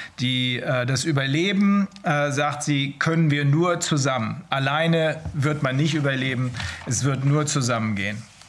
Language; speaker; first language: German; native; German